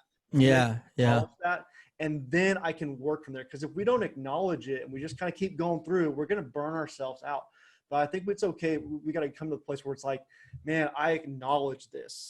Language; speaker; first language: English; native; English